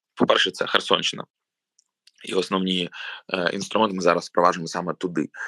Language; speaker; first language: Ukrainian; non-native, local second language; Russian